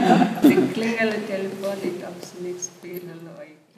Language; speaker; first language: German; non-native, learner; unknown